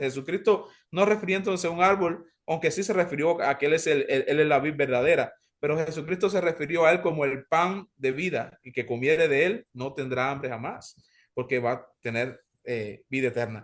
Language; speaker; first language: Spanish; native; Spanish